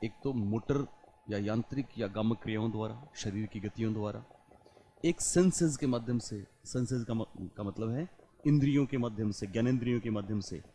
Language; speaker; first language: Hindi; native; Hindi